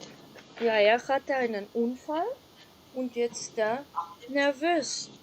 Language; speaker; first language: German; non-native, fluent; Macedonian